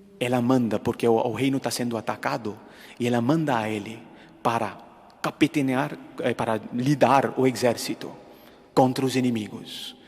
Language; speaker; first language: Portuguese; non-native, fluent; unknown